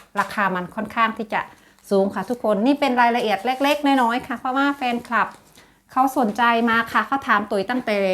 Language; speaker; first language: Thai; native; Thai